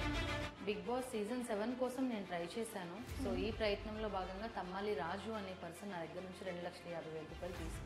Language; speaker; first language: Telugu; native; Telugu